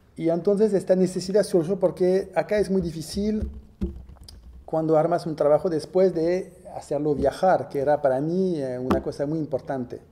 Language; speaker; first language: Spanish; non-native, fluent; French